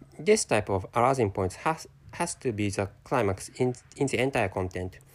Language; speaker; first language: English; non-native, fluent; Japanese